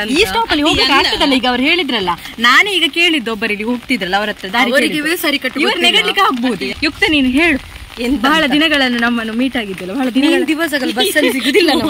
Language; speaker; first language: Kannada; non-native, local second language; Tulu